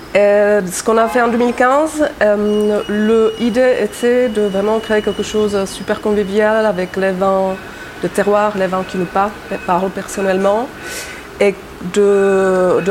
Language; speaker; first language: French; non-native, fluent; Czech